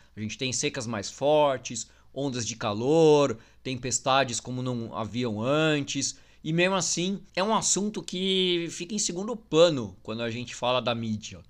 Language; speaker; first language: Portuguese; native; Portuguese